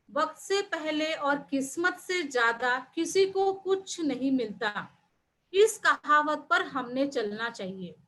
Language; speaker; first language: Hindi; non-native, local second language; Marathi